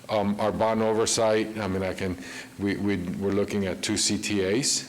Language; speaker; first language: English; early bilingual, other home language; Spanish